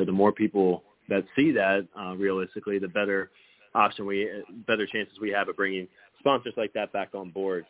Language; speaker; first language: English; native; English